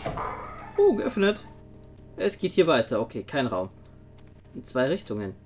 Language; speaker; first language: German; native; German